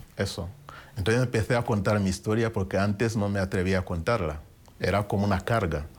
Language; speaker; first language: Spanish; non-native, fluent; Kinyarwanda